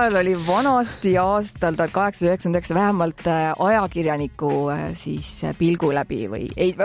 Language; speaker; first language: Estonian; native; Estonian